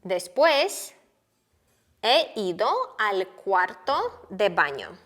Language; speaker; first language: Spanish; non-native, fluent; Ukrainian